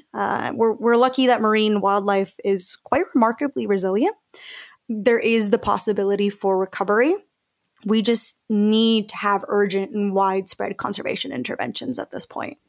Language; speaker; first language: English; early bilingual, other home language; Spanish